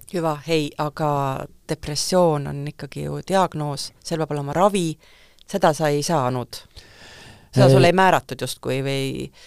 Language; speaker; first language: Estonian; native; Estonian